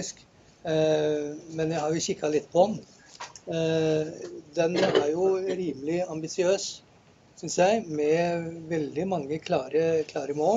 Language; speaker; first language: Norwegian; native; Norwegian